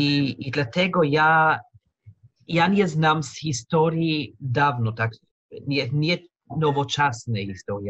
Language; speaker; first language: Polish; non-native, learner; German